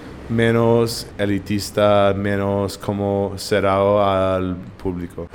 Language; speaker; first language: Spanish; non-native, fluent; English